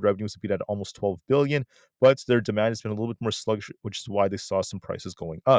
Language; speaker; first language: English; native; English